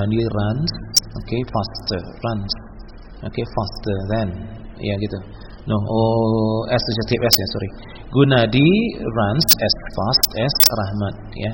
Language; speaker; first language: English; non-native, local second language; Indonesian